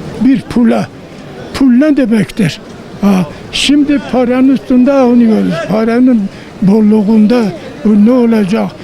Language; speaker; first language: Turkish; native; Turkish